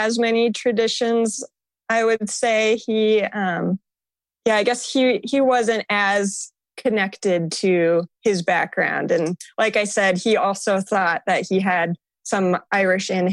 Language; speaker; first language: English; native; English